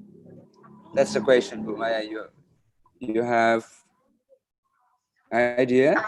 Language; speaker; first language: English; non-native, fluent; Indonesian